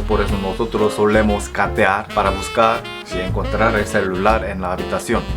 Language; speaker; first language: Spanish; non-native, fluent; Korean